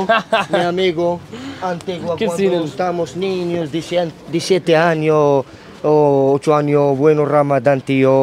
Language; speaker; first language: Spanish; non-native, learner; Arabic